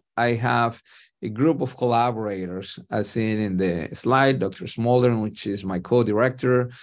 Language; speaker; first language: English; non-native, fluent; Spanish